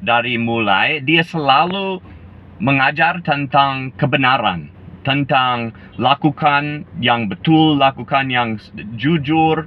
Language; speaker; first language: Indonesian; non-native, fluent; English